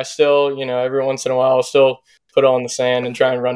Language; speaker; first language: English; native; English